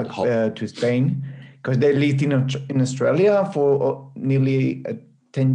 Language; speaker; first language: English; non-native, fluent; Spanish